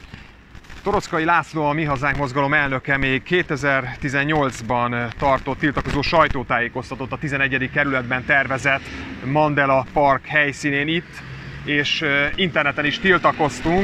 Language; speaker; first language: Hungarian; native; Hungarian